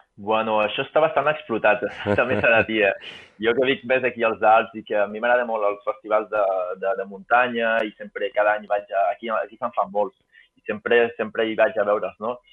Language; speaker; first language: Catalan; native; Catalan